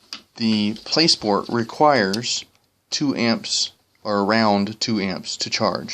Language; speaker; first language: English; native; English